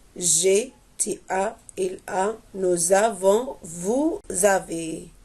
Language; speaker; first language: French; non-native, local second language; Arabic